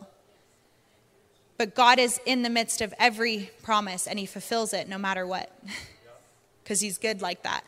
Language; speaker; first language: English; native; English